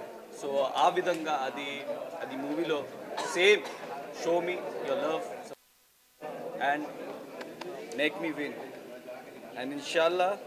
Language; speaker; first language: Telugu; non-native, learner; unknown